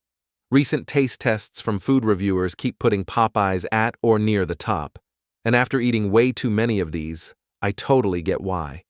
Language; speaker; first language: English; native; English